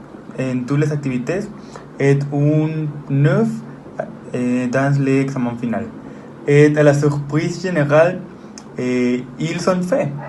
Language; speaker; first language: French; non-native, learner; Spanish